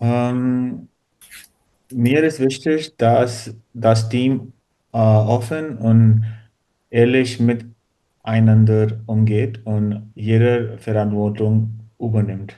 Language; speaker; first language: German; non-native, learner; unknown